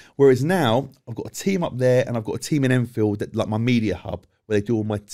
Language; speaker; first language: English; native; English